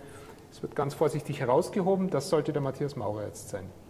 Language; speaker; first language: German; native; German